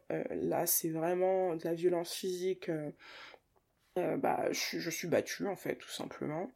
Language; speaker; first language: French; early bilingual, other home language; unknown